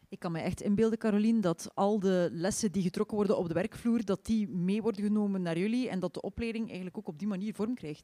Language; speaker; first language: Dutch; native; Dutch